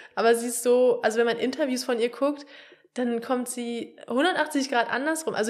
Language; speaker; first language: German; native; German